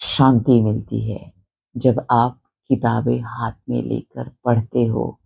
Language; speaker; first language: Hindi; non-native, local second language; Marathi